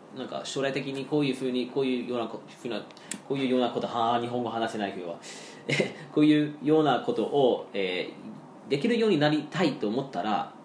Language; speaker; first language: Japanese; non-native, fluent; English